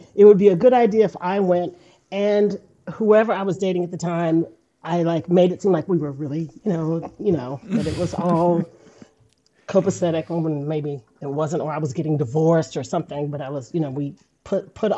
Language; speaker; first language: English; native; English